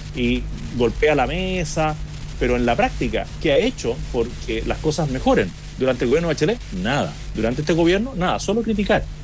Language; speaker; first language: Spanish; native; Spanish